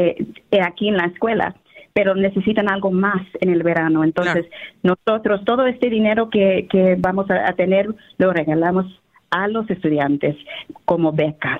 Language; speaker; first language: Spanish; early bilingual, heritage; Spanish